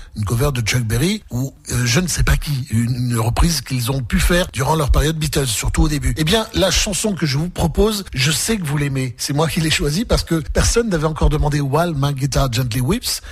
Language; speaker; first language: French; native; French